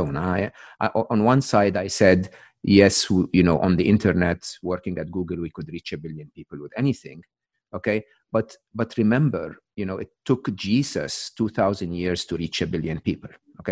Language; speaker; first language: English; non-native, fluent; Arabic